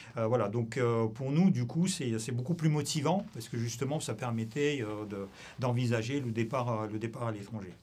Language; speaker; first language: French; non-native, fluent; Russian